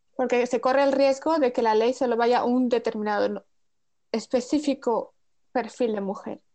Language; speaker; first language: Spanish; native; Spanish